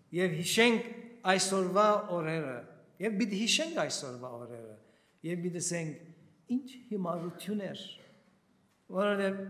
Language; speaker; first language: Armenian; early bilingual, heritage; Armenian